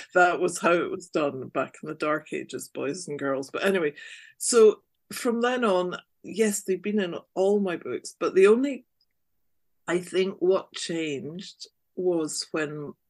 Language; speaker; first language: English; native; English